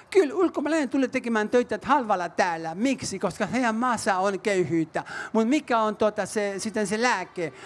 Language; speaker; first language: Finnish; non-native, fluent; Spanish